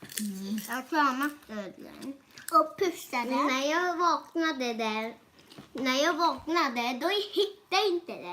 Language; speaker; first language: Swedish; early bilingual, other home language; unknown